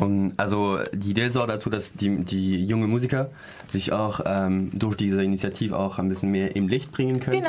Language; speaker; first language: German; non-native, learner; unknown